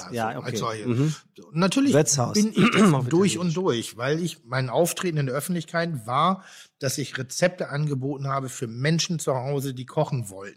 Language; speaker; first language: German; native; German